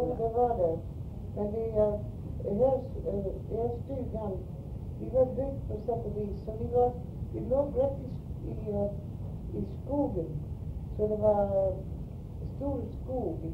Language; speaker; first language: Swedish; early bilingual, heritage; Swedish